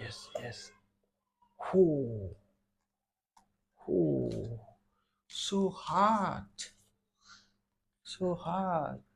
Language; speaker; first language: English; non-native, learner; Rohingya